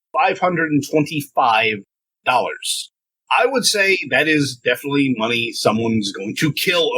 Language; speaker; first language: English; native; English